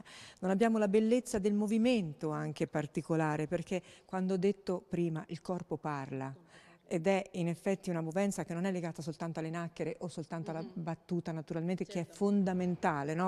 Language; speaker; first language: Italian; native; Italian